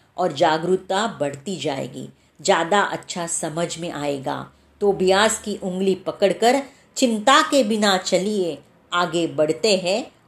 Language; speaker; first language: Hindi; non-native, local second language; Marathi